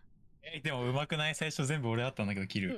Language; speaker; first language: Japanese; native; Japanese